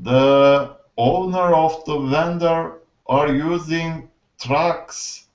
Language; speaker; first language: English; non-native, learner; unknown